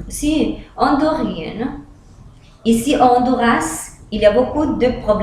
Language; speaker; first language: French; non-native, learner; Spanish